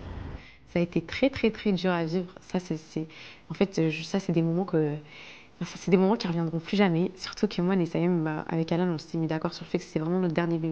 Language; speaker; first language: French; native; French